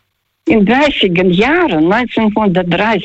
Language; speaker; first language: German; non-native, fluent; Russian